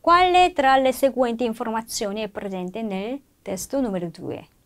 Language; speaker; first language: Italian; non-native, fluent; Korean